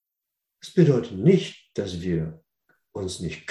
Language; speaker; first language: German; non-native, learner; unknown